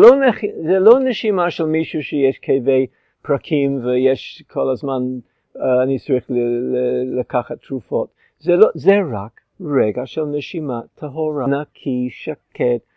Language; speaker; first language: Hebrew; non-native, fluent; English